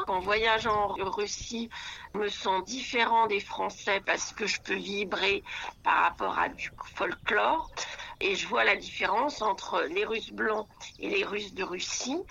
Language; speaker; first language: French; early bilingual, other home language; Russian